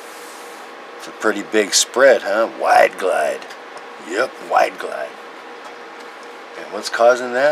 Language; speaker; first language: English; native; English